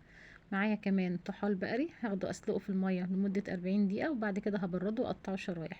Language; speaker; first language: Arabic; native; Arabic